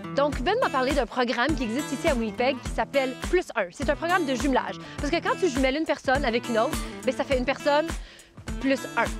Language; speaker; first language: French; native; French